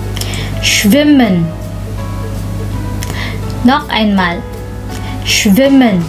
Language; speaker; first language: German; non-native, local second language; Filipino